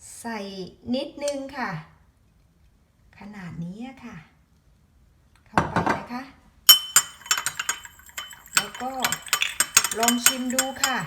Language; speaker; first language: Thai; native; Thai